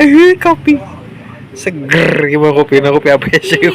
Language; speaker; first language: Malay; non-native, local second language; Sundanese